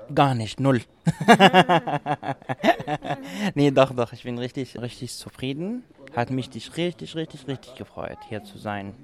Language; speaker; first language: German; non-native, local second language; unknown